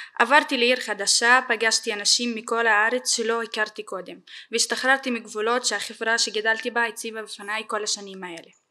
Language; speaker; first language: Hebrew; non-native, local second language; Arabic